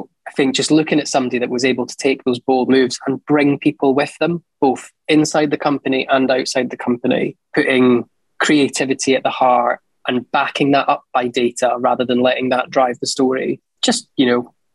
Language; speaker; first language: English; native; English